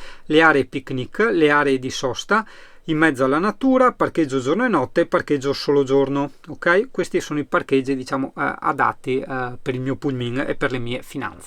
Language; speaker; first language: Italian; native; Italian